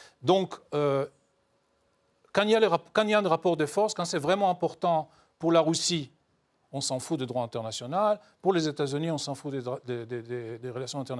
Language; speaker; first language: French; non-native, fluent; Hebrew